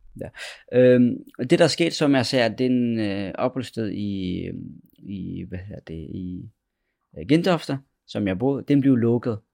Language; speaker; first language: Danish; early bilingual, other home language; Persian